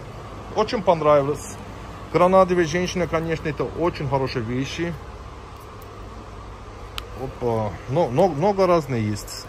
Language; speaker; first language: Russian; non-native, learner; Turkish